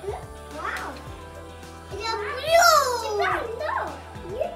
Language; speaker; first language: English; early bilingual, other home language; Bangla